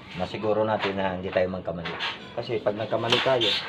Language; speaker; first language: Filipino; non-native, fluent; Hiligaynon